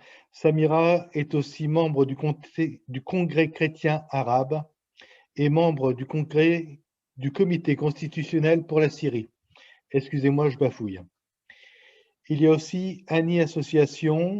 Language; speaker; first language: French; native; French